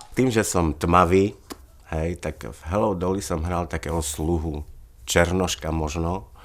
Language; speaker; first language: Slovak; native; Slovak